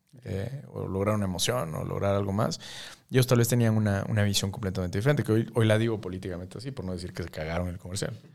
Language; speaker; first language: Spanish; native; Spanish